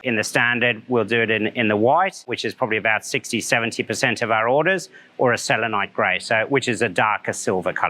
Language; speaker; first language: English; native; English